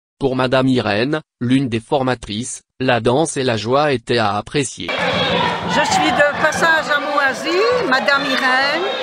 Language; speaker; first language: French; non-native, local second language; Kinyarwanda